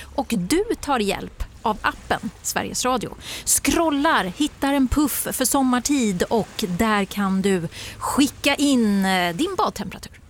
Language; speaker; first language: Swedish; native; Swedish